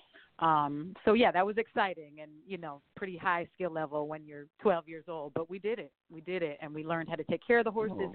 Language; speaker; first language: English; native; English